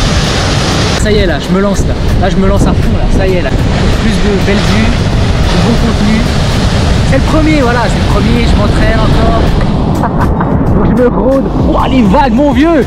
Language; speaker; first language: French; native; French